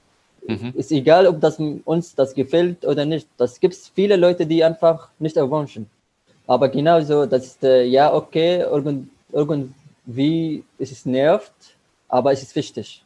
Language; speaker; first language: German; non-native, learner; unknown